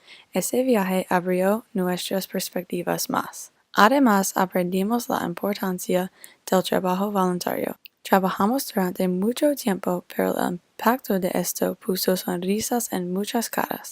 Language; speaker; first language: Spanish; non-native, fluent; English